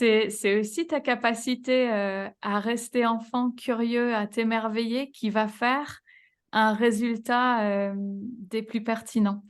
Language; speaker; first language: French; native; French